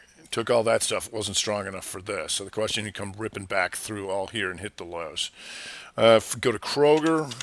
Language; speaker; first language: English; native; English